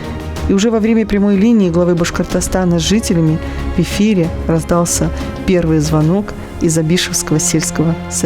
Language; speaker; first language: Russian; native; Russian